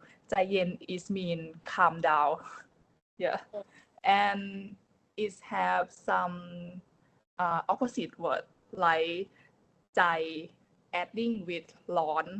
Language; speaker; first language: English; non-native, learner; Thai